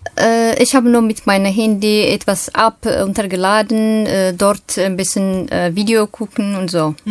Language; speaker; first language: German; non-native, learner; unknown